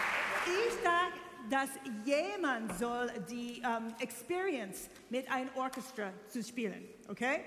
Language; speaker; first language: German; non-native, learner; English